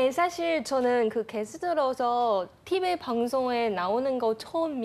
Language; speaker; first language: Korean; non-native, fluent; Chinese